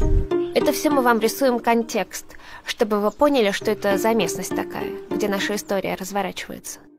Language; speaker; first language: Russian; native; Russian